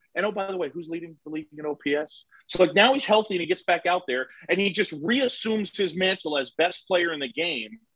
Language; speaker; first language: English; native; English